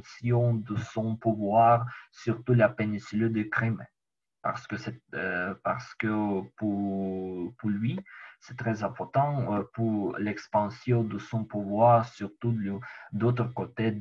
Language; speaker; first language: French; non-native, learner; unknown